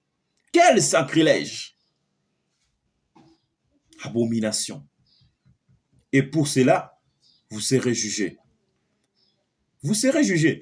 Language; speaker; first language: French; non-native, local second language; Lingala